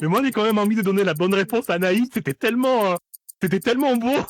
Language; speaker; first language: French; native; French